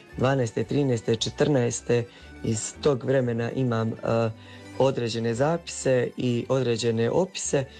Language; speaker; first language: Croatian; native; Croatian